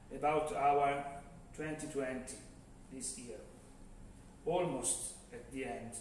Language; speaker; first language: English; non-native, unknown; Italian